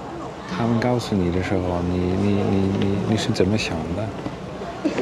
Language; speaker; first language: Chinese; non-native, fluent; Dutch